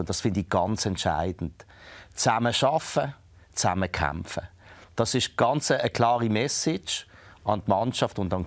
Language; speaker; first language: German; native; German